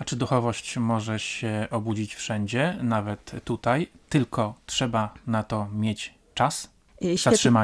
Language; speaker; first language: Polish; native; Polish